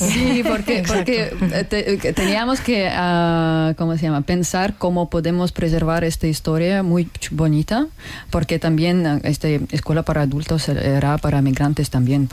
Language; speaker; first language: Spanish; non-native, learner; Russian